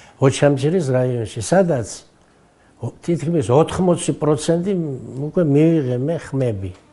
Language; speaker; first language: Georgian; non-native, local second language; Abkhazian